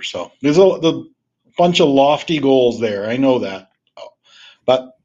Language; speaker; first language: English; native; English